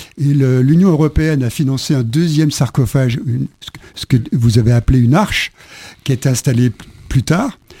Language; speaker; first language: French; native; French